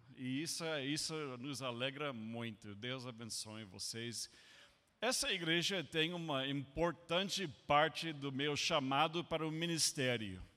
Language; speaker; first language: Portuguese; non-native, fluent; English